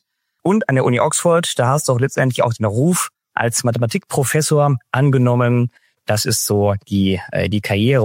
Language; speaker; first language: German; native; German